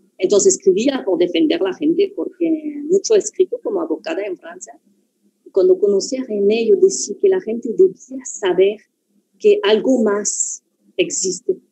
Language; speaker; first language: Spanish; non-native, fluent; French